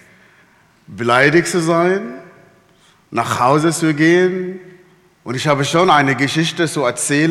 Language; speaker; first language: German; non-native, fluent; Arabic